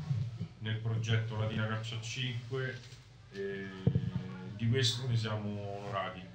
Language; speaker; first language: Italian; native; Italian